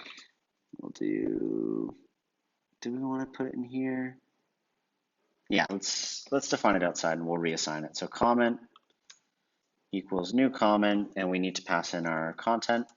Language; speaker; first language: English; native; English